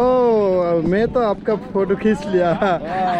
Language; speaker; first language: Hindi; non-native, learner; Bangla